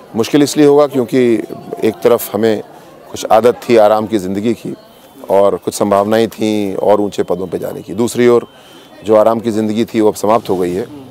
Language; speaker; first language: Hindi; native; Hindi